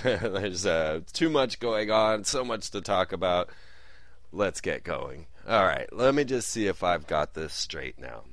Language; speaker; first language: English; native; English